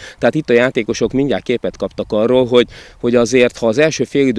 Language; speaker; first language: Hungarian; native; Hungarian